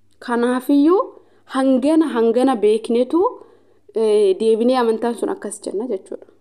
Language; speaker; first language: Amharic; non-native, local second language; Oromo